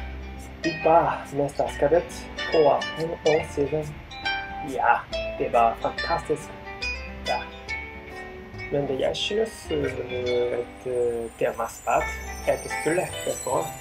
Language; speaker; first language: Danish; non-native, learner; Japanese